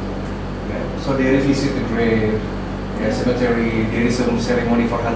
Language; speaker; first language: English; non-native, learner; Indonesian